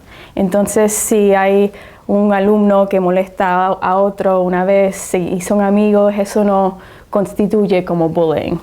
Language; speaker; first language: Spanish; early bilingual, heritage; Spanish